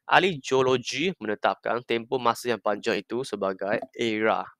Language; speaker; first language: Malay; non-native, local second language; Chinese